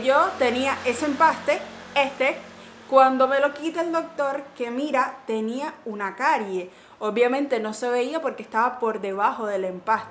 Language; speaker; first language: Spanish; native; Spanish